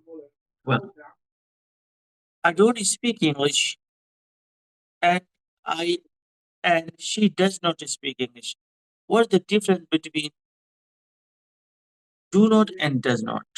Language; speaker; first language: English; non-native, fluent; Hindi